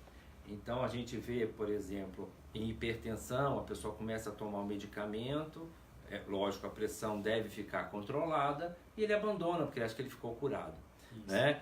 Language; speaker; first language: Portuguese; native; Portuguese